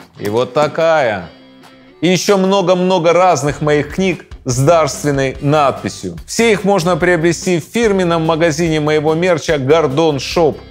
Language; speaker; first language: Russian; native; Russian